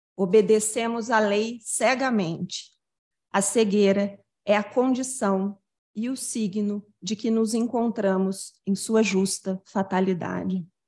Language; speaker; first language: Portuguese; native; Portuguese